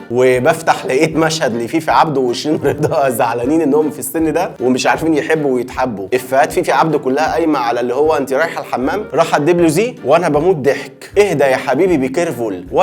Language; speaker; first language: Arabic; native; Arabic